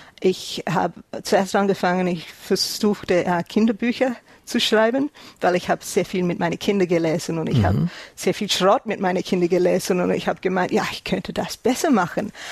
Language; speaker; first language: German; early bilingual, heritage; German